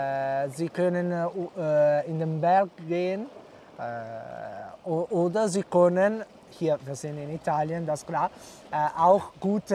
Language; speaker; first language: German; non-native, learner; Italian